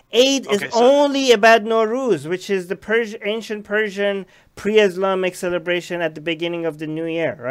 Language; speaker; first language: English; non-native, fluent; Persian